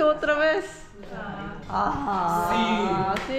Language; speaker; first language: Spanish; non-native, learner; Korean